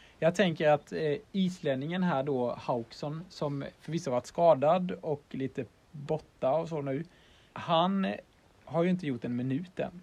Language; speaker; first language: Swedish; native; Swedish